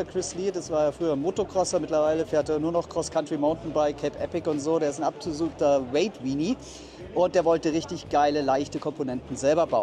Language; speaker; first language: German; native; German